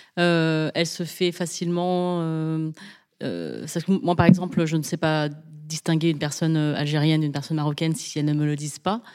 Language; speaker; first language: French; native; French